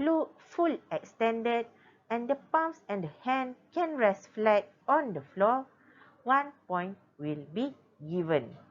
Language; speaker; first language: English; non-native, local second language; Malay